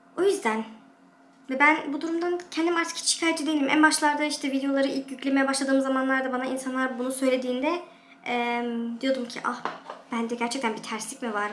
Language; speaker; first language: Turkish; early bilingual, heritage; Turkish